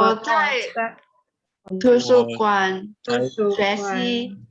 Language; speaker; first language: Chinese; non-native, learner; Indonesian